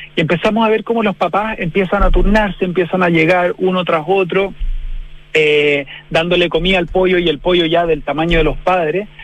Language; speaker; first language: Spanish; native; Spanish